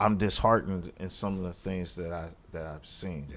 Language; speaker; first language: English; native; English